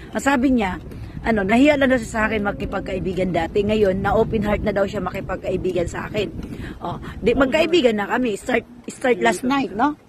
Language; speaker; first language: Filipino; non-native, local second language; Cebuano